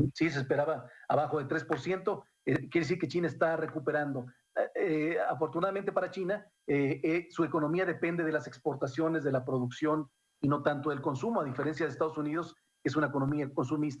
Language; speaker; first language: Spanish; native; Spanish